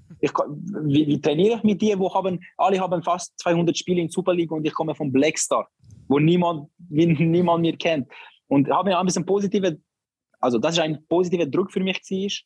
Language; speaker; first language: German; non-native, learner; Albanian